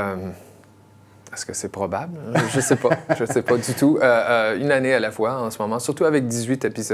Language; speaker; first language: French; non-native, local second language; English